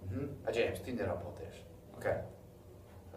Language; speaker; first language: Russian; non-native, fluent; English